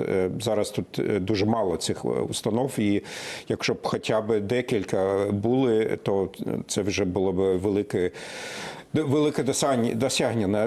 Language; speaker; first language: Ukrainian; non-native, fluent; German